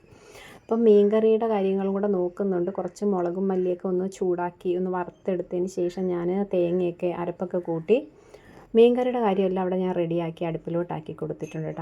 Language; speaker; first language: Malayalam; native; Malayalam